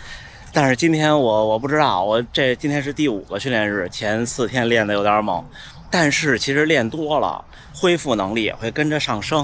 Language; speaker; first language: Chinese; native; Chinese